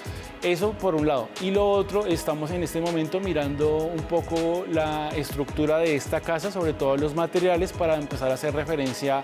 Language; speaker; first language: Spanish; native; Spanish